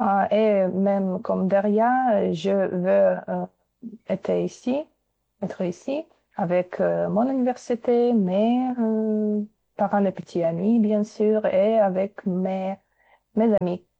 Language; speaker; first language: French; non-native, fluent; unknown